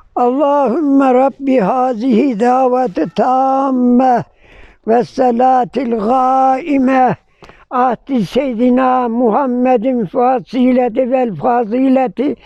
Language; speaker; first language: Turkish; native; Turkish